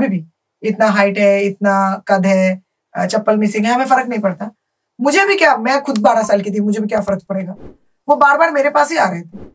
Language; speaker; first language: Hindi; non-native, local second language; Bangla